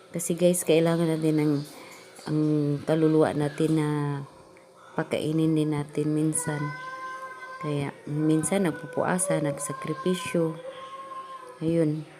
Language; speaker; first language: Filipino; non-native, local second language; Cebuano